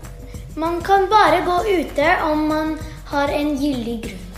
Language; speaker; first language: Norwegian; early bilingual, heritage; Norwegian